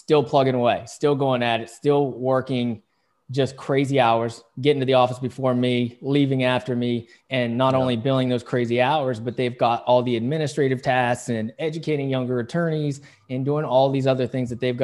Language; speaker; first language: English; native; English